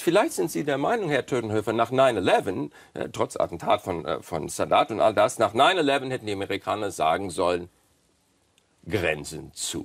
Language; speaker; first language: German; non-native, fluent; English